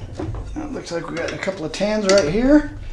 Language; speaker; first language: English; native; English